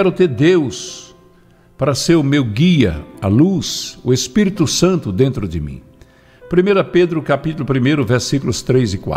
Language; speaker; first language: Portuguese; native; Portuguese